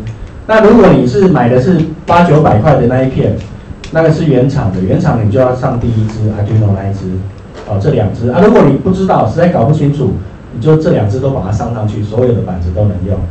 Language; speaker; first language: Chinese; native; Chinese